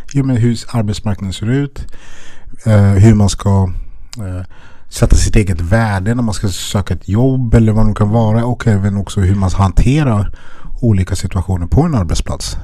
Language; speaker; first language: Swedish; early bilingual, other home language; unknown